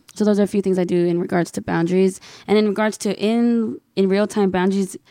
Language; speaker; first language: English; native; English